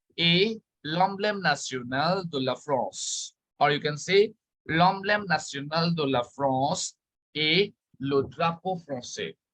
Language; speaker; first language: French; non-native, fluent; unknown